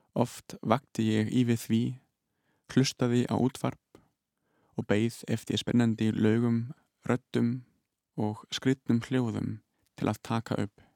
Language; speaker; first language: Icelandic; non-native, fluent; German